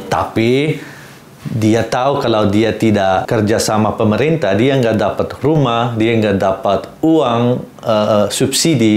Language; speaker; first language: Indonesian; non-native, fluent; Dutch